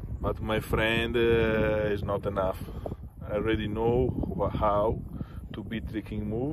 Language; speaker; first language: English; non-native, learner; Italian